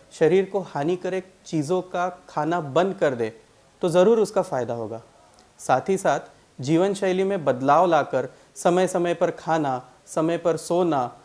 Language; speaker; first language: Hindi; non-native, local second language; Marathi